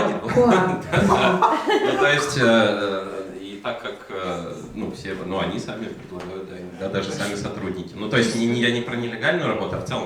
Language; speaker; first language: Russian; native; Russian